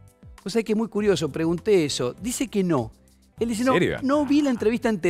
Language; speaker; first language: Spanish; native; Spanish